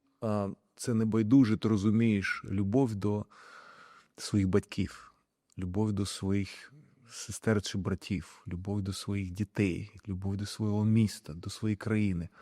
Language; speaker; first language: Ukrainian; non-native, local second language; Russian